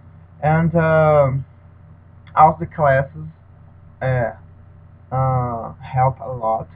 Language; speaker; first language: English; non-native, learner; Portuguese